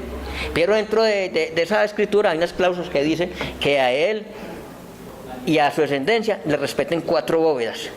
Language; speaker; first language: Spanish; native; Spanish